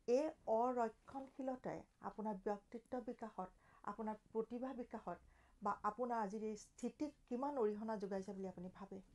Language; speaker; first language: Assamese; native; Assamese